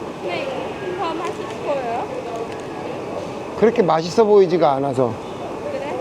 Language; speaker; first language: Korean; native; Korean